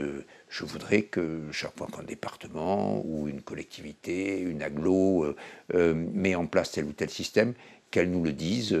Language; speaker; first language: French; native; French